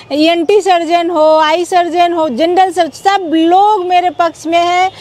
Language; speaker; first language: Hindi; native; Hindi